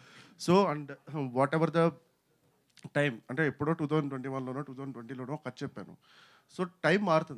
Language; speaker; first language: Telugu; native; Telugu